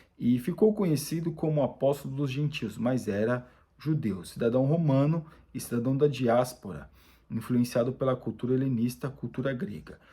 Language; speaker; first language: Portuguese; native; Portuguese